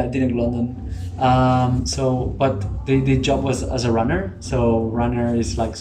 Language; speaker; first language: English; non-native, fluent; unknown